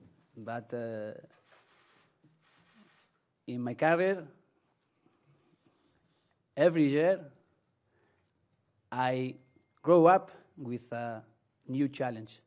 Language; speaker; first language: English; non-native, learner; Spanish